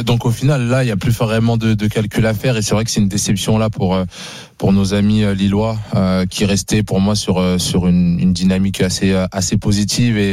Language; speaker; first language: French; native; French